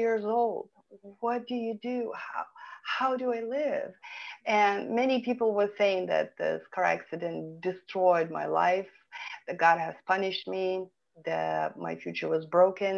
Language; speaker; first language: English; non-native, fluent; Lithuanian